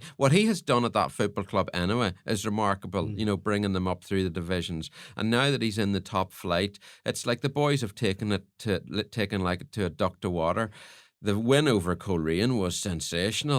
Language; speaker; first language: English; native; English